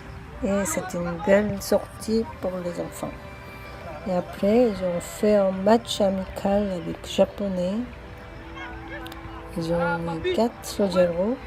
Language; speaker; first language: French; non-native, fluent; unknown